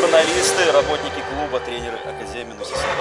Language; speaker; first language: Russian; native; Russian